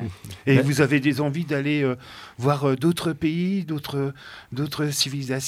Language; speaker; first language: French; native; French